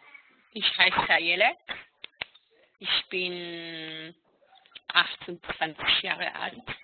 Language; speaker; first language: German; non-native, learner; Hebrew